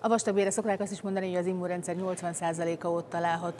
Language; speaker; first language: Hungarian; native; Hungarian